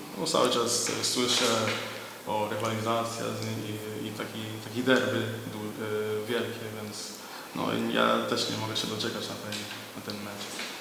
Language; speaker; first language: Polish; non-native, fluent; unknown